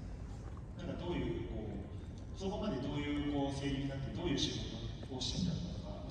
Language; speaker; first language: Japanese; native; Japanese